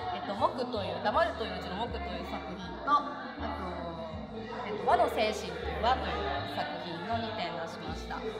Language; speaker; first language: Japanese; native; Japanese